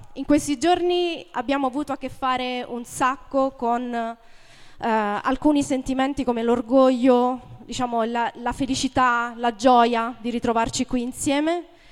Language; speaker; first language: Italian; native; Italian